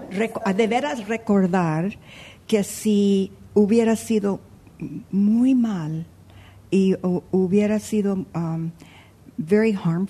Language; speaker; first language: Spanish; early bilingual, heritage; Spanish